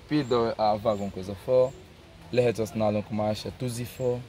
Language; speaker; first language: Hungarian; non-native, learner; Swahili